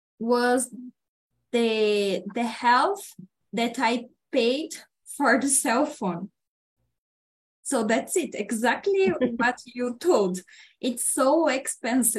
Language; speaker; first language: English; non-native, learner; Portuguese